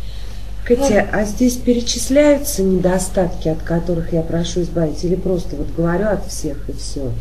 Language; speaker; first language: Russian; native; Russian